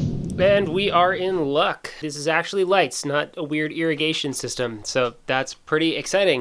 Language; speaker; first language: English; native; English